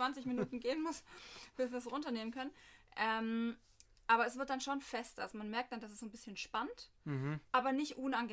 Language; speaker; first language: German; native; German